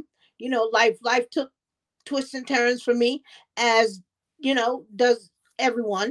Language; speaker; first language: English; native; English